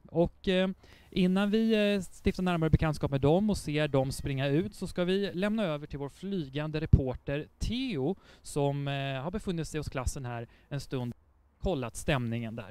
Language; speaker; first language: Swedish; native; Swedish